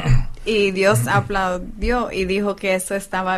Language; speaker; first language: Spanish; non-native, fluent; English